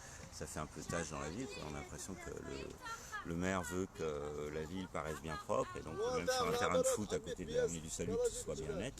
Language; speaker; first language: French; native; French